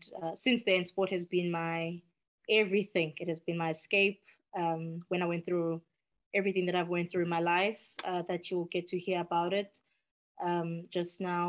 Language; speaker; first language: English; non-native, local second language; Xhosa